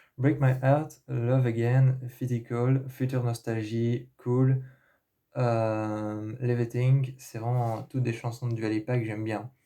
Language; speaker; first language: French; early bilingual, other home language; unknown